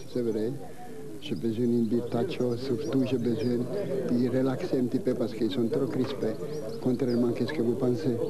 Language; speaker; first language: French; non-native, fluent; Croatian